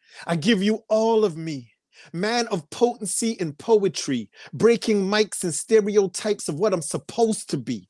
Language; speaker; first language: English; native; English